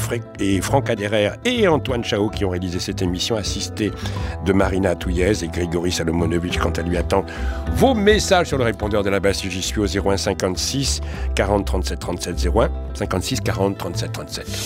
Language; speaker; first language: French; native; French